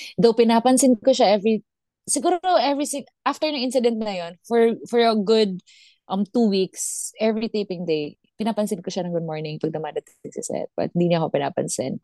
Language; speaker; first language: Filipino; non-native, local second language; Cebuano